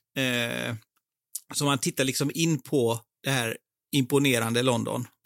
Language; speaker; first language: Swedish; native; Swedish